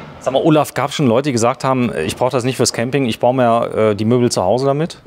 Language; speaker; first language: German; native; German